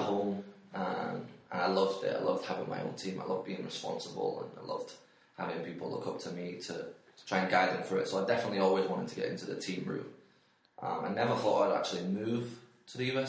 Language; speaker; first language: English; native; English